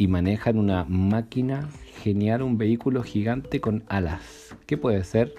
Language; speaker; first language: Spanish; native; Spanish